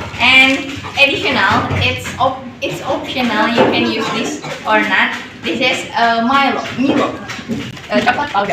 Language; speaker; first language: English; non-native, learner; Indonesian